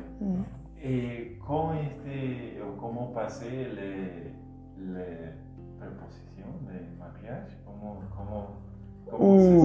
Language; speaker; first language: French; non-native, learner; Spanish